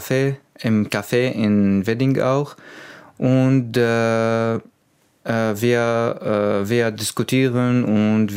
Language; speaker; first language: German; non-native, learner; Arabic